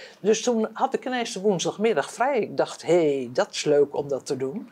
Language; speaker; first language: Dutch; native; Dutch